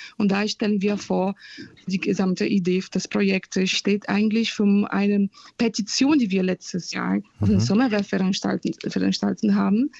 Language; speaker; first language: German; non-native, fluent; Portuguese